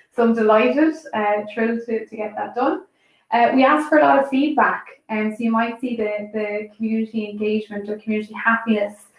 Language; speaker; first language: English; native; English